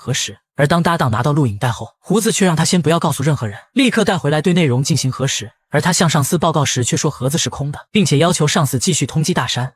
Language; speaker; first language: Chinese; native; Chinese